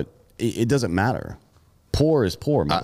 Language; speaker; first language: English; native; English